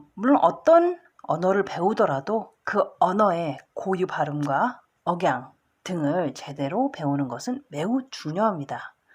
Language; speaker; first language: Korean; early bilingual, heritage; Korean